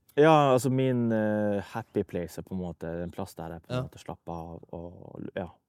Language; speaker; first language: Norwegian; early bilingual, other home language; Persian